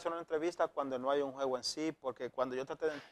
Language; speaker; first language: Spanish; native; Spanish